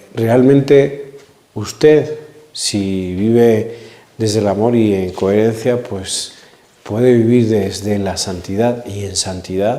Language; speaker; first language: Spanish; native; Spanish